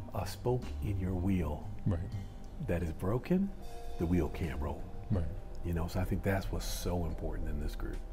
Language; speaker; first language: English; native; English